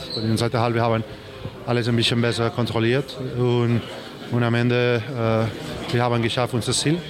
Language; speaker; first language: German; non-native, learner; Spanish